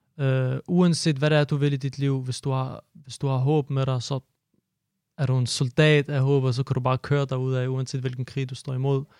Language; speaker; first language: Danish; early bilingual, other home language; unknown